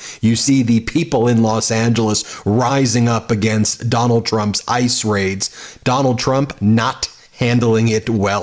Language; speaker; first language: English; native; English